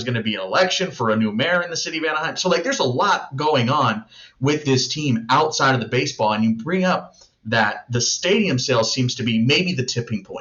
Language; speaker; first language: English; native; English